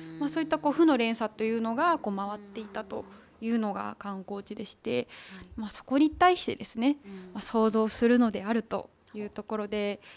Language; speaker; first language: Japanese; native; Japanese